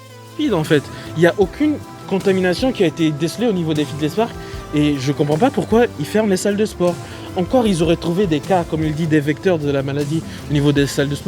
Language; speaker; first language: French; native; French